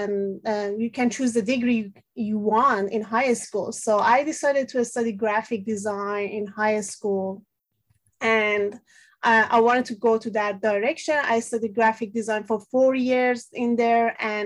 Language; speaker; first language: English; non-native, fluent; Persian